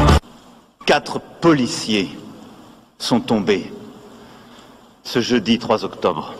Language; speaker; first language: French; native; French